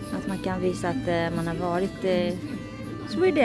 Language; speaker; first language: Swedish; non-native, learner; Japanese